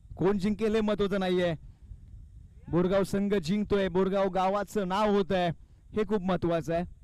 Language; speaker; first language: Marathi; native; Marathi